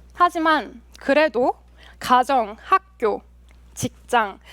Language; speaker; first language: Korean; early bilingual, heritage; Korean